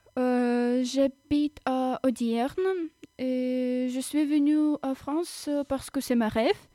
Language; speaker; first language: French; non-native, learner; Russian